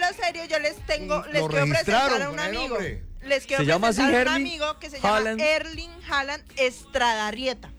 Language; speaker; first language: Spanish; native; Spanish